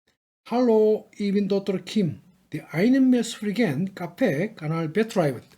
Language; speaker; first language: German; non-native, learner; Korean